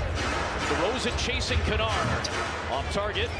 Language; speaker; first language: English; native; English